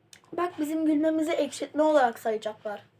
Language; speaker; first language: Turkish; native; Turkish